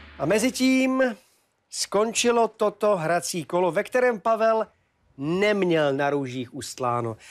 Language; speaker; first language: Czech; native; Czech